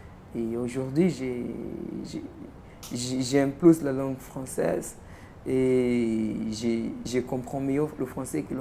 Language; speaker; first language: French; non-native, fluent; Tsonga